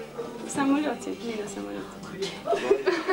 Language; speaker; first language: Russian; non-native, learner; English